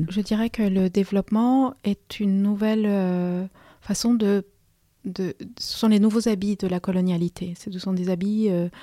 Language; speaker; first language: French; non-native, fluent; Spanish